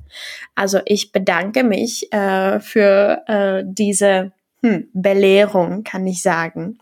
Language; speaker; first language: German; non-native, fluent; Czech